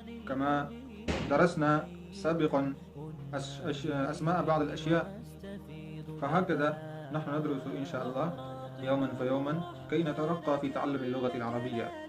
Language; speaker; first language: Arabic; non-native, fluent; Pashto